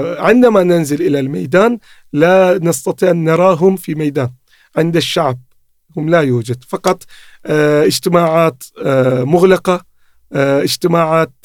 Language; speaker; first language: Arabic; non-native, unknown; Turkish